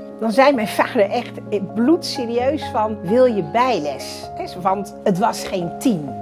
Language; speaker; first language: Dutch; early bilingual, other home language; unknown